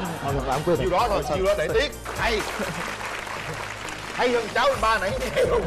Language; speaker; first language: Vietnamese; native; Vietnamese